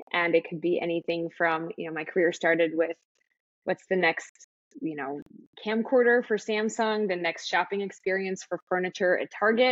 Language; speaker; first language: English; native; English